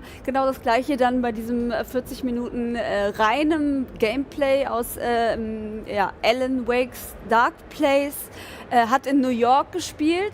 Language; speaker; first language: German; native; German